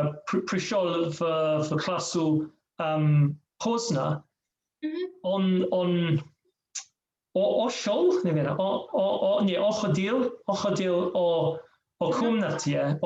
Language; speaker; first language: Russian; non-native, learner; English